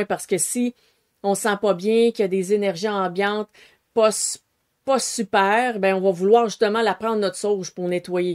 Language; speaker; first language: French; native; French